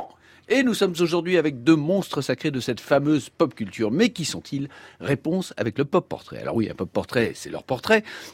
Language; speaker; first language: French; native; French